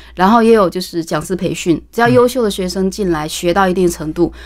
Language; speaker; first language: Chinese; native; Chinese